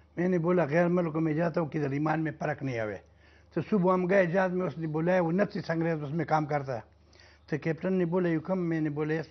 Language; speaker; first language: Urdu; non-native, local second language; Pashto